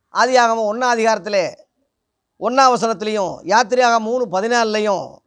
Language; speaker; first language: Tamil; non-native, local second language; Telugu